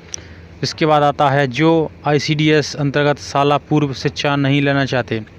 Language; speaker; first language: Hindi; native; Hindi